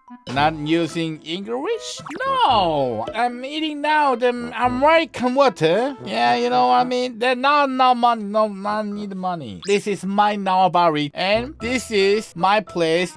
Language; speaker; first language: English; non-native, learner; Korean